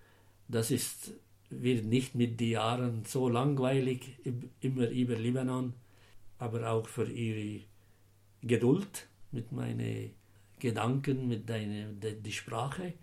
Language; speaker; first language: German; non-native, fluent; Arabic